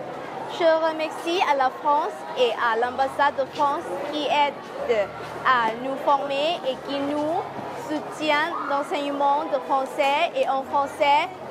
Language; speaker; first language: French; non-native, fluent; Lao